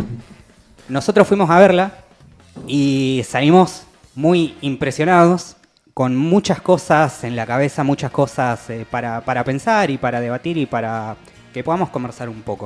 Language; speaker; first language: Spanish; native; Spanish